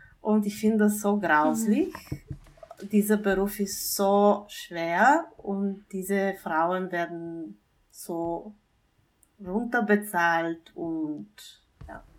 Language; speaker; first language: German; non-native, fluent; Bulgarian